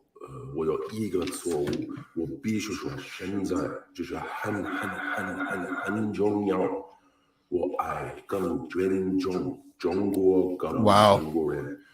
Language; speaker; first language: Chinese; non-native, learner; English